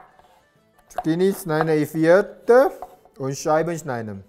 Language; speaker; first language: German; non-native, learner; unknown